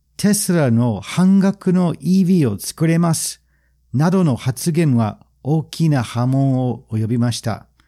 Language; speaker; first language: Japanese; non-native, fluent; English